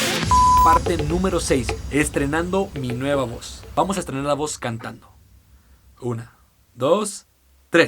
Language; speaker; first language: Spanish; native; Spanish